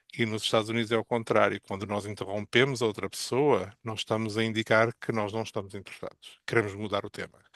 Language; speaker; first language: Portuguese; native; Portuguese